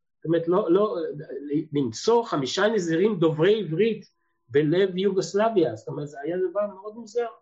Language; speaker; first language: Hebrew; early bilingual, other home language; Serbian